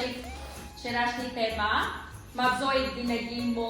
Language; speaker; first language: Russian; non-native, local second language; Tajik